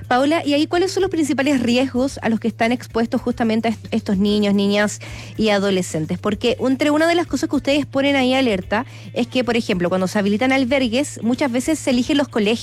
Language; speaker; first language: Spanish; native; Spanish